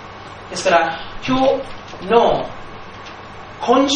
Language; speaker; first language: Japanese; non-native, fluent; English